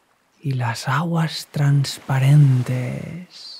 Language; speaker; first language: Spanish; native; Spanish